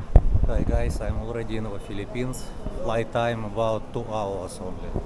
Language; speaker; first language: English; non-native, learner; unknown